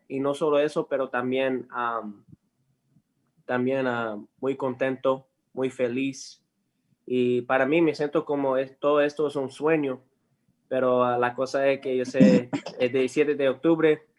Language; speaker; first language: Spanish; early bilingual, heritage; English